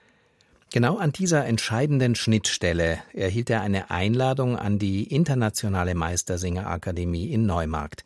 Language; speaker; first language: German; native; German